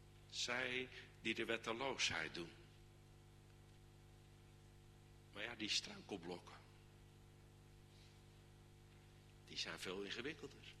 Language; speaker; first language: Dutch; native; Dutch